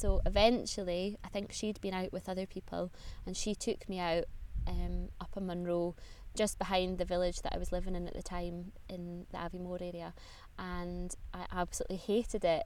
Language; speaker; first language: English; native; English